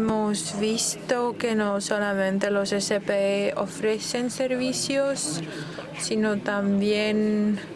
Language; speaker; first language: Spanish; non-native, fluent; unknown